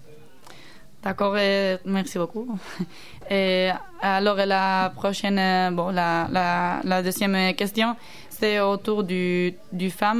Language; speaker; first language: French; non-native, learner; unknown